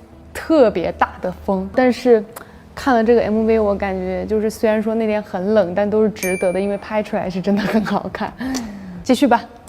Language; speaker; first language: Chinese; native; Chinese